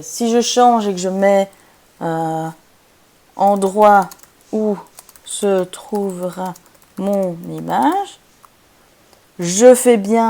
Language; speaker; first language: French; native; French